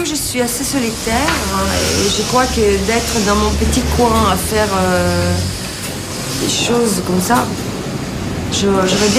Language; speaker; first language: French; non-native, fluent; Italian